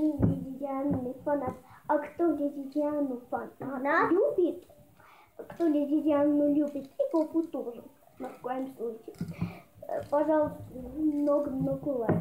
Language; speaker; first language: Russian; early bilingual, heritage; Russian